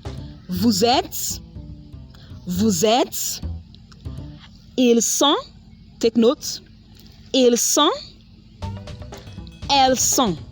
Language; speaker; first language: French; non-native, fluent; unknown